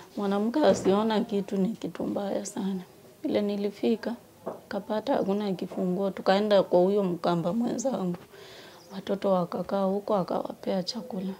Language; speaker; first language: Swahili; non-native, local second language; Gusii